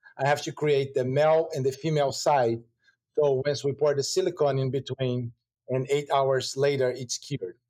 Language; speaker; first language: English; non-native, fluent; Portuguese